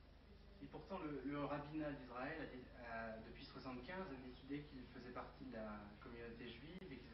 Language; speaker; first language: French; native; French